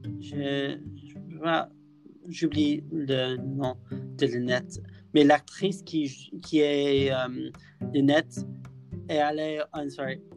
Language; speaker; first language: French; non-native, learner; English